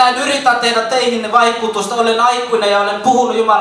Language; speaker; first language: Finnish; non-native, fluent; Kinyarwanda